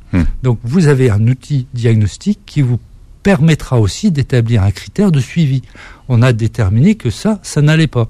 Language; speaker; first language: French; native; French